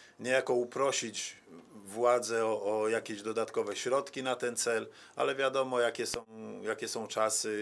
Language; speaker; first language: Polish; native; Polish